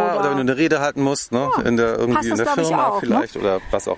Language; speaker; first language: German; native; German